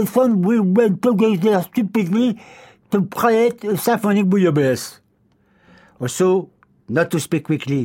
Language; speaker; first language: English; non-native, fluent; French